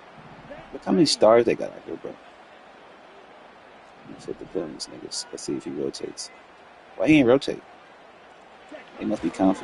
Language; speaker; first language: English; native; English